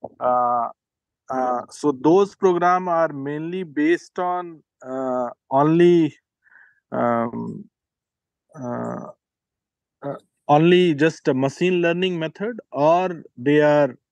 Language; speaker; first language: English; non-native, local second language; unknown